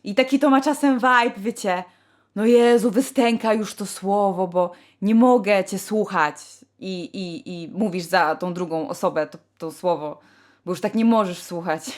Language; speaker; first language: Polish; native; Polish